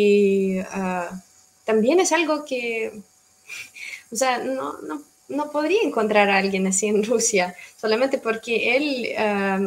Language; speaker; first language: Spanish; non-native, fluent; Russian